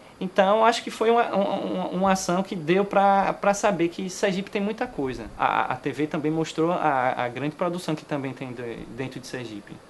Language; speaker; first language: Portuguese; native; Portuguese